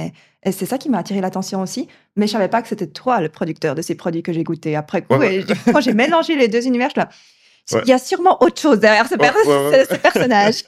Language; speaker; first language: French; native; French